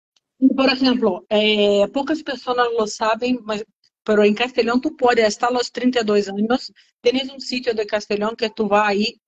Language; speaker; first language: Spanish; non-native, learner; Portuguese